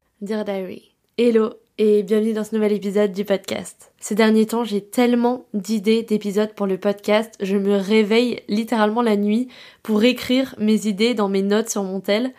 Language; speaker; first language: French; native; French